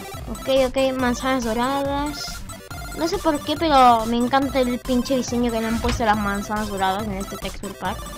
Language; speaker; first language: Spanish; native; Spanish